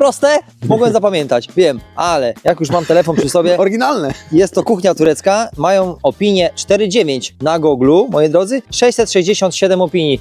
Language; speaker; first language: Polish; native; Polish